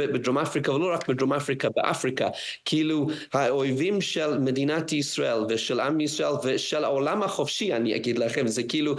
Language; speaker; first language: Hebrew; non-native, fluent; English